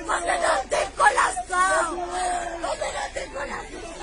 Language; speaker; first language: Portuguese; non-native, learner; Haitian Creole